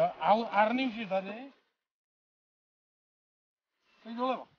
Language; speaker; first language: Czech; native; Czech